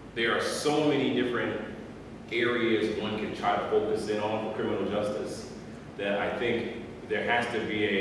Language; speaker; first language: English; native; English